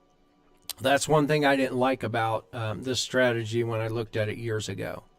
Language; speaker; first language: English; native; English